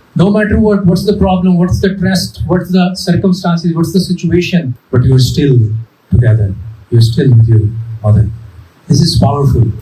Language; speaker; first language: English; non-native, local second language; Urdu